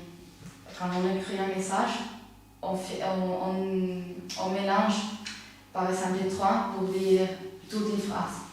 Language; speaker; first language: French; non-native, fluent; Spanish